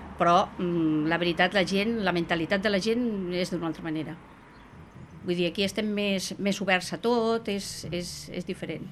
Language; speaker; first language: Catalan; non-native, local second language; Spanish